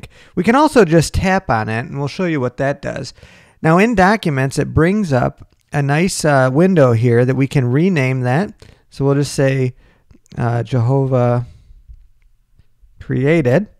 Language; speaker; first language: English; native; English